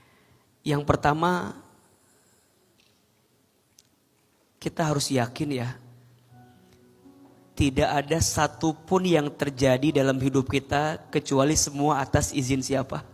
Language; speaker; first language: Indonesian; native; Indonesian